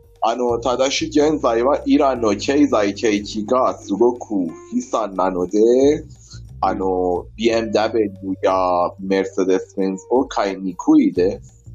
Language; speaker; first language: Japanese; non-native, learner; Persian